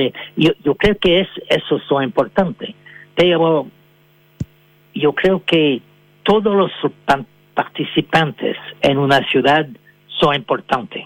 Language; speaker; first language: Spanish; non-native, fluent; French